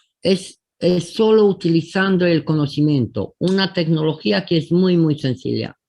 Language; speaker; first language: Spanish; non-native, fluent; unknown